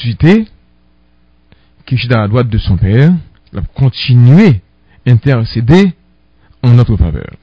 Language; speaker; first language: French; non-native, local second language; Haitian Creole